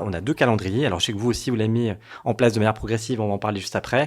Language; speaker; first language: French; native; French